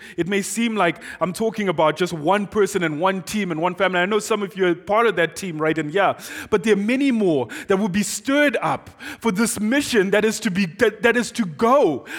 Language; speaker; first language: English; non-native, local second language; Shona